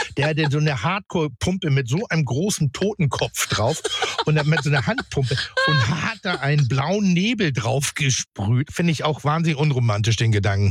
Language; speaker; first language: German; native; German